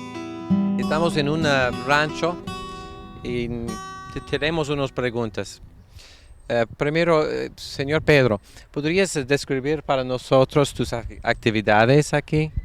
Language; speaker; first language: Spanish; non-native, learner; English